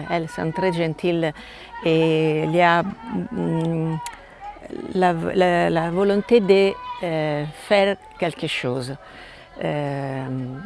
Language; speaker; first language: French; non-native, learner; Italian